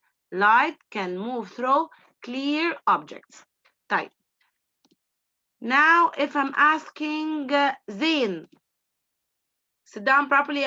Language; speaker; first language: English; non-native, fluent; Arabic